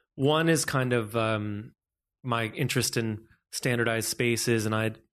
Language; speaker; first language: English; native; English